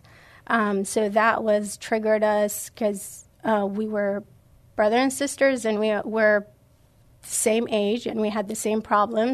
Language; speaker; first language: English; non-native, fluent; Persian